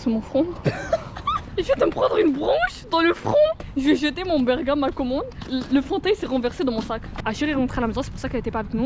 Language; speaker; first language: French; native; French